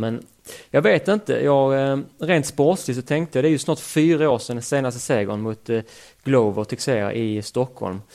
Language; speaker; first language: Swedish; native; Swedish